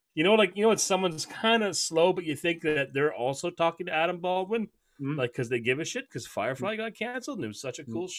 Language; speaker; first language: English; native; English